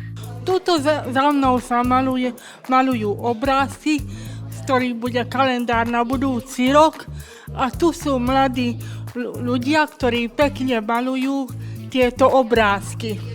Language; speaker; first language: Slovak; non-native, local second language; Hungarian